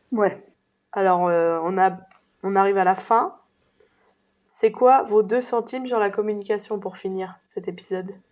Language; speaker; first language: French; native; French